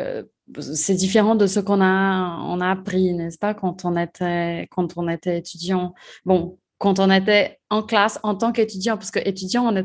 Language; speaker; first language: French; non-native, fluent; Portuguese